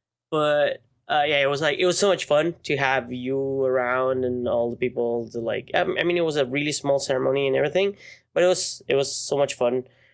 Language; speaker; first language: English; non-native, fluent; Spanish